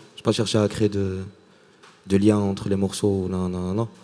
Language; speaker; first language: French; non-native, local second language; Arabic